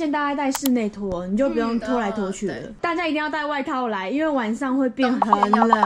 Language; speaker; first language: Chinese; native; Chinese